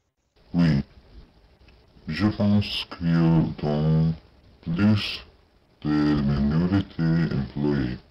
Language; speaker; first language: French; non-native, learner; English